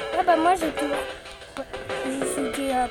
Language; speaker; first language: French; native; French